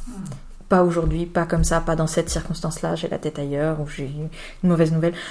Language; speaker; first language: French; native; French